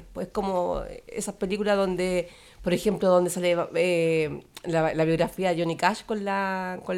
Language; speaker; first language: Spanish; native; Spanish